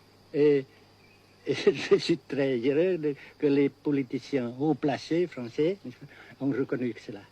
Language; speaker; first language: French; non-native, fluent; Vietnamese